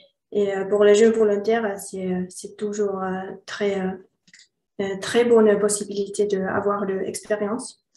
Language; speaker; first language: French; non-native, learner; Finnish